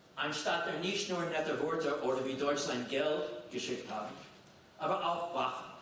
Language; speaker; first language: German; non-native, fluent; English